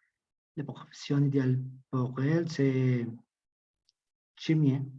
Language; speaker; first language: French; non-native, learner; Spanish